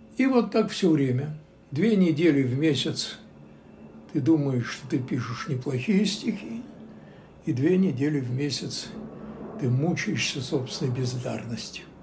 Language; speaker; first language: Russian; native; Russian